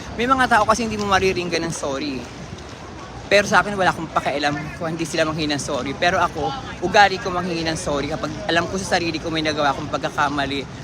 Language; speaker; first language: Filipino; native; Filipino